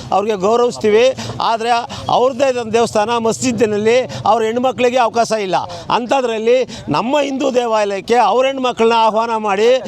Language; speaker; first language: Kannada; native; Kannada